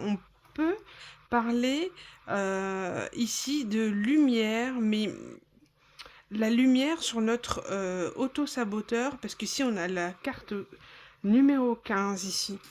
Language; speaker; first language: French; native; French